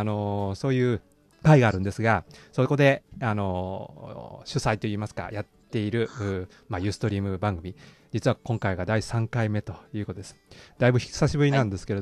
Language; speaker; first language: Japanese; native; Japanese